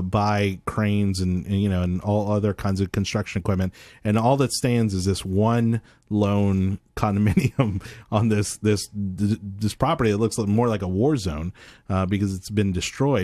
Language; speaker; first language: English; native; English